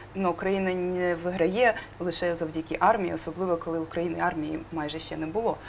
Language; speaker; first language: Ukrainian; native; Ukrainian